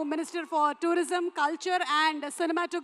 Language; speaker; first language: Telugu; native; Telugu